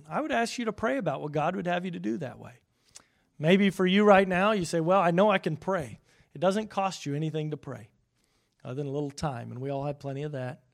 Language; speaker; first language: English; native; English